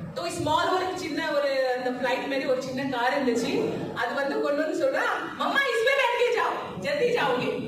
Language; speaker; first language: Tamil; non-native, fluent; Hindi